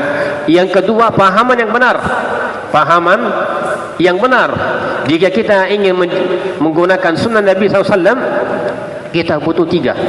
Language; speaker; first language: Indonesian; non-native, fluent; Arabic